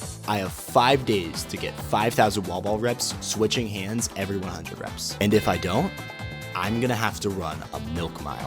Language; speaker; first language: English; native; English